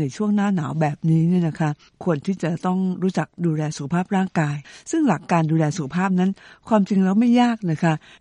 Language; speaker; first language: Thai; native; Thai